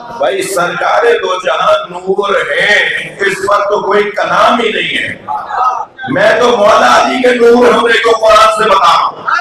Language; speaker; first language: Urdu; native; Urdu